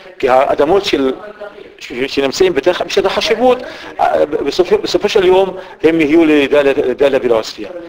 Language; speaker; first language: Hebrew; non-native, local second language; Arabic